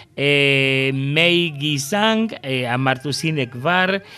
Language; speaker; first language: Spanish; native; Spanish